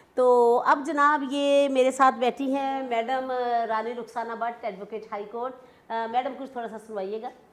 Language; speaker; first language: Urdu; native; Urdu